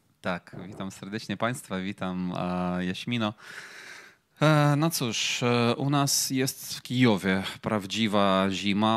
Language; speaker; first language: Polish; non-native, fluent; Ukrainian